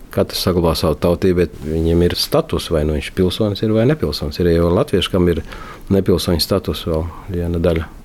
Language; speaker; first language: Latvian; non-native, local second language; Russian